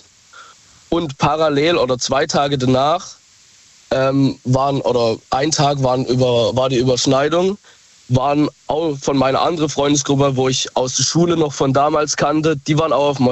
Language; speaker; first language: German; native; German